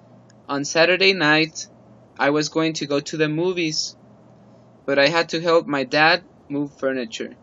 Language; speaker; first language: English; non-native, fluent; Spanish